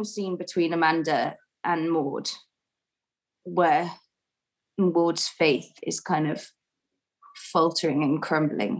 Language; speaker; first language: English; native; English